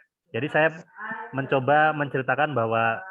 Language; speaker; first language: Indonesian; native; Indonesian